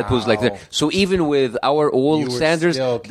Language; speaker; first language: English; non-native, fluent; Arabic